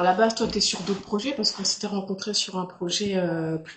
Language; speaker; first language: French; native; French